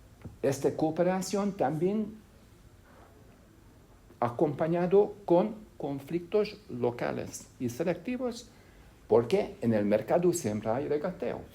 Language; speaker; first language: Spanish; non-native, fluent; Hungarian